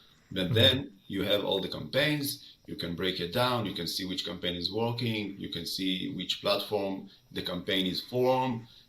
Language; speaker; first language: English; non-native, fluent; Hebrew